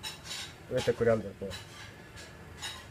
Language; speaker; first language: Swedish; non-native, learner; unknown